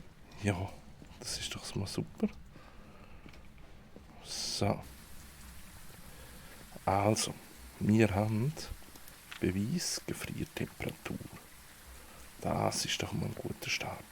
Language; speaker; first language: German; native; German